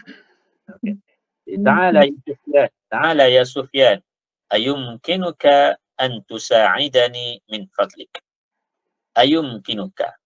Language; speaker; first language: Arabic; non-native, fluent; Malay